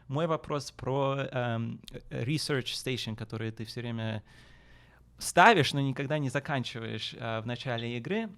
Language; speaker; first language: Russian; early bilingual, heritage; Russian